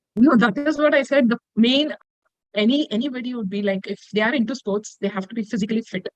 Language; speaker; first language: English; non-native, local second language; Kannada